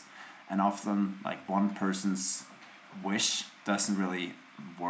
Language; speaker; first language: English; non-native, fluent; Norwegian